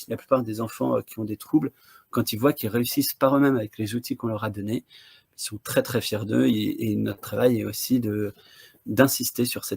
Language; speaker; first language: French; native; French